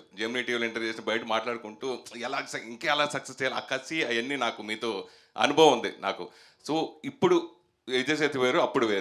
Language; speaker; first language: Telugu; native; Telugu